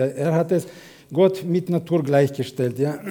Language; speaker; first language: German; non-native, fluent; Russian